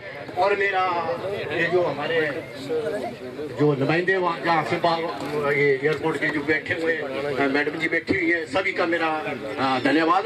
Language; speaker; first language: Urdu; non-native, local second language; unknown